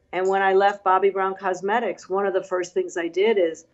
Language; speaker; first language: English; native; English